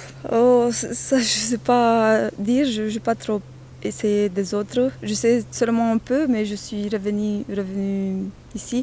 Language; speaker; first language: French; non-native, learner; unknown